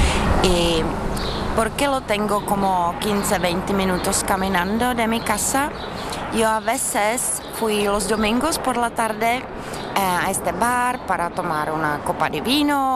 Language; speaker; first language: Spanish; non-native, fluent; Czech